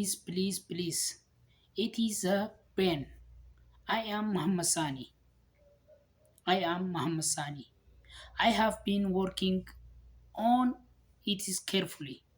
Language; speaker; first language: English; non-native, learner; Amharic